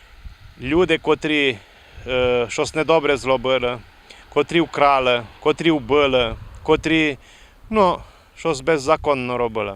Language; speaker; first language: Ukrainian; early bilingual, heritage; Rusyn